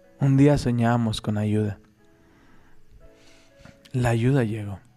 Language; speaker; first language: Spanish; native; Spanish